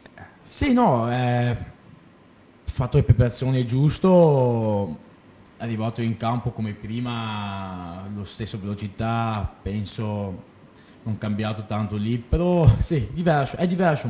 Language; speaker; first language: Italian; non-native, fluent; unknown